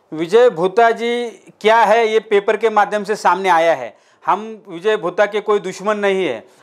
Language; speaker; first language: Hindi; non-native, local second language; Marathi